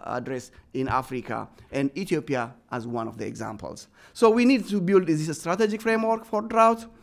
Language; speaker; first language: English; non-native, fluent; Amharic